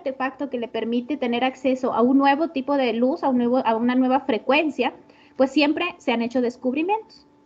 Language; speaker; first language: Spanish; native; Spanish